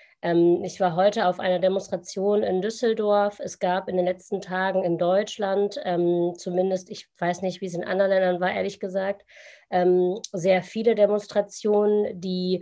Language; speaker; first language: German; native; German